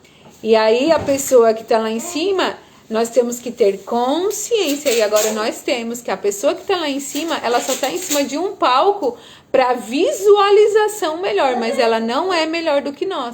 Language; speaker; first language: Portuguese; native; Portuguese